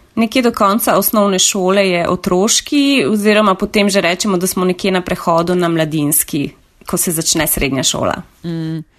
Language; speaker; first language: Slovenian; native; Slovenian